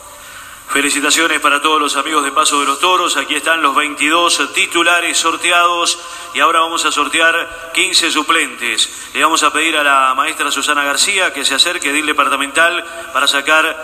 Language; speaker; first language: Spanish; native; Spanish